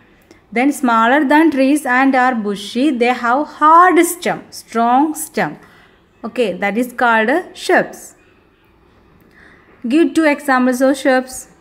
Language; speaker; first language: English; non-native, local second language; Malayalam